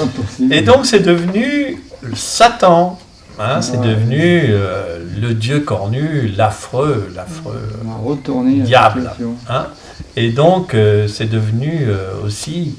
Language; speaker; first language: French; native; French